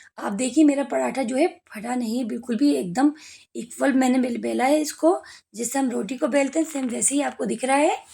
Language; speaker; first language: Hindi; native; Hindi